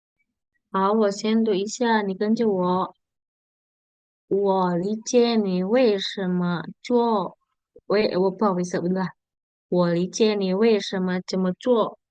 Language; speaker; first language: Chinese; non-native, fluent; Indonesian